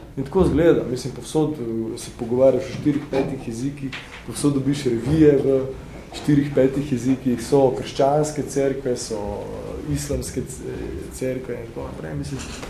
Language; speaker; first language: Slovenian; native; Slovenian